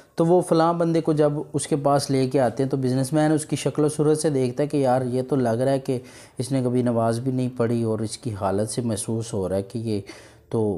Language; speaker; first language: Urdu; non-native, local second language; Punjabi